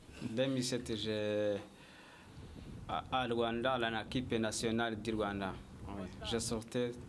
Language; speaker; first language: French; non-native, learner; Kinyarwanda